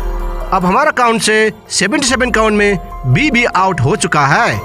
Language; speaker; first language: Hindi; native; Hindi